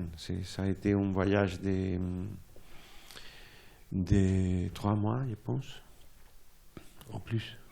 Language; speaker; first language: French; non-native, fluent; Spanish